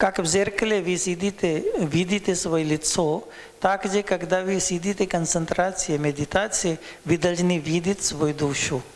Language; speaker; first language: Russian; non-native, learner; Hindi